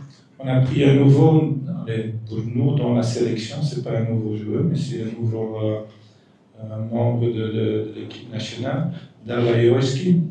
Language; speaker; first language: French; non-native, fluent; Dutch